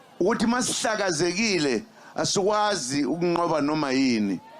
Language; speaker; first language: Zulu; native; Zulu